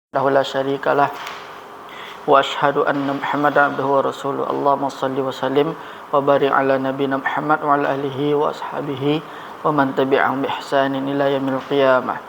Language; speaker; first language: Arabic; non-native, fluent; Indonesian